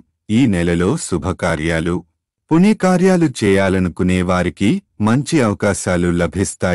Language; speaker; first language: Telugu; native; Telugu